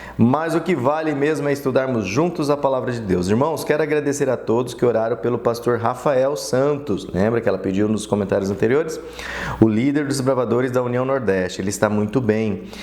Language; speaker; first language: Portuguese; native; Portuguese